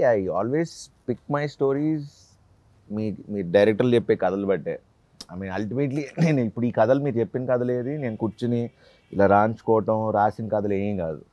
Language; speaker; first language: Telugu; native; Telugu